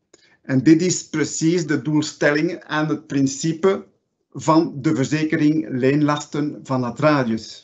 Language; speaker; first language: Dutch; non-native, local second language; French